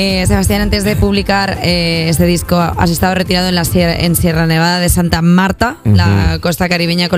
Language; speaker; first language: Spanish; native; Spanish